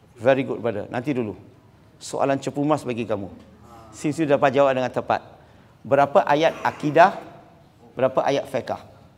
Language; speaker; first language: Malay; non-native, local second language; Chinese